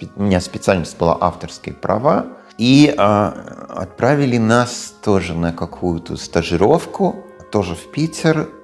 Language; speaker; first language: Russian; non-native, fluent; English